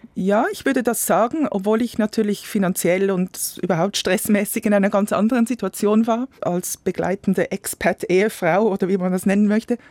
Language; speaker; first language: German; native; German